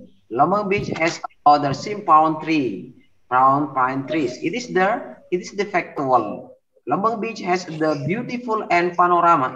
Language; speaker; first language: English; non-native, learner; Indonesian